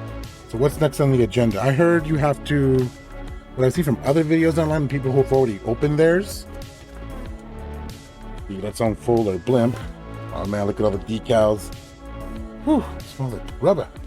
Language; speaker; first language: English; native; English